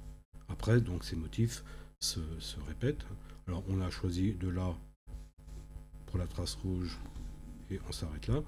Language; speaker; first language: French; native; French